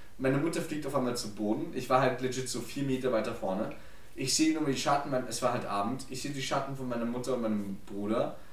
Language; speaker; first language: German; early bilingual, other home language; Polish